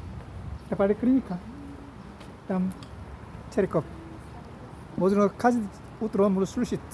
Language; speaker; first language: Russian; non-native, learner; Korean